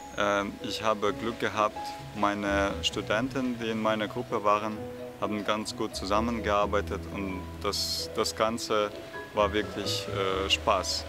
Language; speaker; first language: German; non-native, fluent; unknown